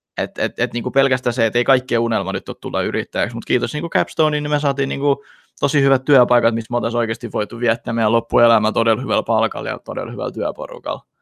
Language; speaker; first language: Finnish; early bilingual, other home language; Russian